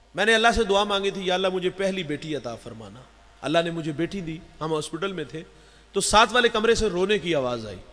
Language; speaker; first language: Urdu; non-native, local second language; Punjabi